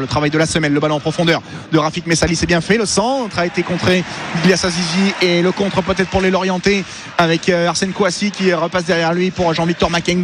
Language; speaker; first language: French; native; French